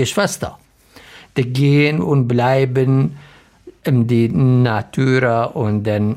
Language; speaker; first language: German; non-native, learner; Arabic